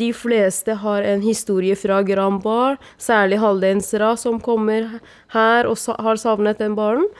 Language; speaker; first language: Norwegian; non-native, fluent; Persian